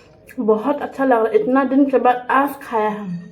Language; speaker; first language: Hindi; non-native, local second language; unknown